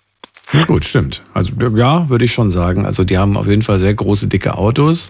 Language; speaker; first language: German; native; German